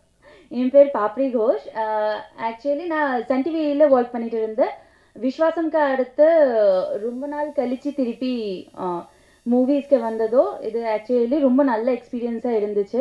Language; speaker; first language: Tamil; non-native, fluent; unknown